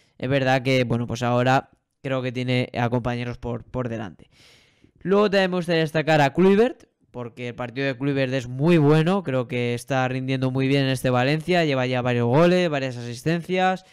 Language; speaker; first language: Spanish; native; Spanish